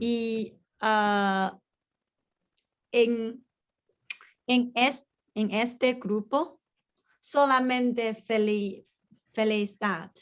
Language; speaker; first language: Spanish; non-native, learner; English